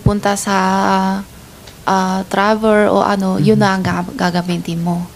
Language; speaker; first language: Filipino; non-native, learner; Chinese